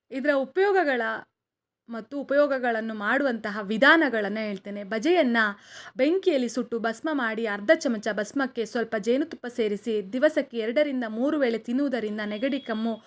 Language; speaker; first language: Kannada; native; Kannada